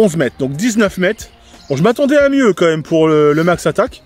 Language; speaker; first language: French; native; French